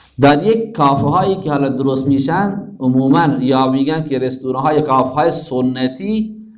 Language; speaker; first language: Persian; non-native, local second language; Baluchi